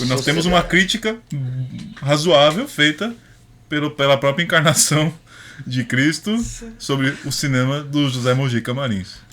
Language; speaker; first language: Portuguese; native; Portuguese